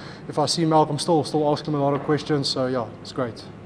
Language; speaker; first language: English; non-native, local second language; Afrikaans